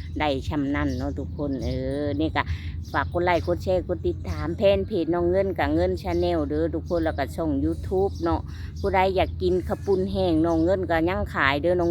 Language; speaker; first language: Thai; non-native, local second language; Lao